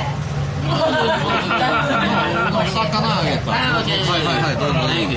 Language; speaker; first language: Japanese; non-native, learner; English